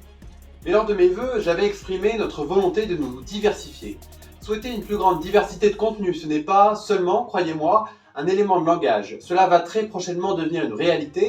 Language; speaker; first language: French; native; French